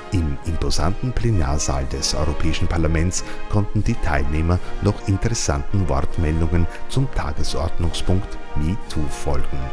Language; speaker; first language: German; native; German